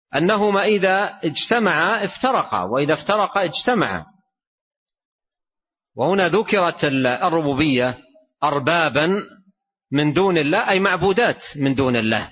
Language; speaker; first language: Arabic; native; Arabic